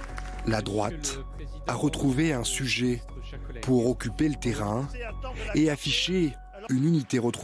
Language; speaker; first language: French; native; French